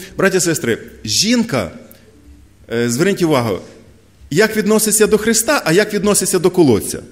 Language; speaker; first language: Ukrainian; non-native, local second language; Russian